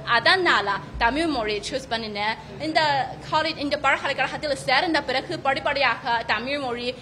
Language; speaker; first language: Tamil; non-native, fluent; Chinese